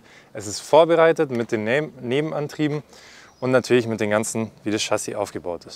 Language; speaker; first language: German; native; German